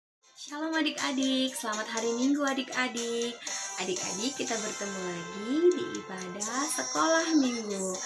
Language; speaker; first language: Indonesian; native; Indonesian